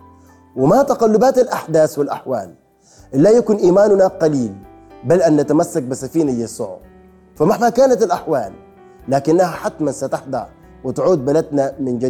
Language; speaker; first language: Arabic; native; Arabic